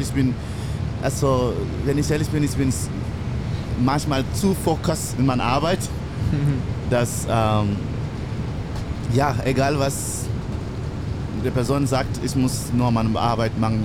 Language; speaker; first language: German; non-native, learner; English